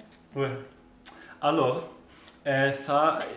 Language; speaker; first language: French; non-native, fluent; Norwegian